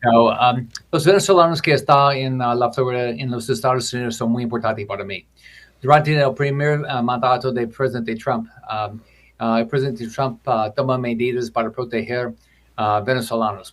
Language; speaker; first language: Spanish; non-native, learner; English